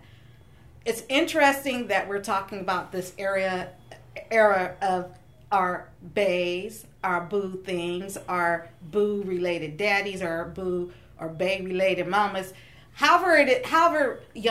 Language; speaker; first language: English; native; English